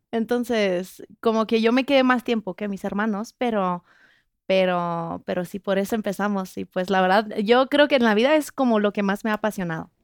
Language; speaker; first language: Spanish; non-native, fluent; French